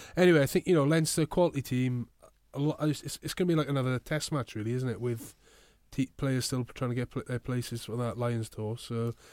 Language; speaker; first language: English; native; English